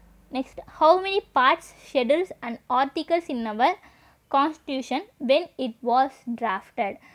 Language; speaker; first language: English; non-native, local second language; Tamil